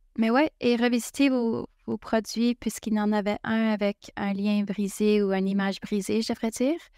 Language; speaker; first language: French; native; French